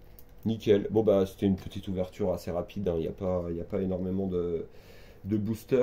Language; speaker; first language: French; native; French